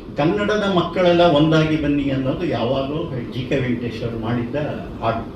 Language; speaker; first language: Kannada; native; Kannada